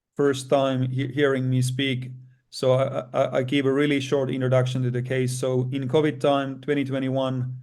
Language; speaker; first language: English; non-native, fluent; Finnish